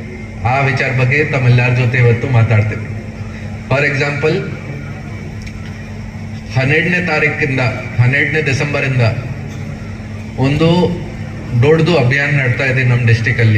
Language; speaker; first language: Kannada; non-native, fluent; Hindi